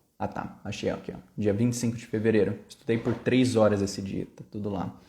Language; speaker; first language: Portuguese; native; Portuguese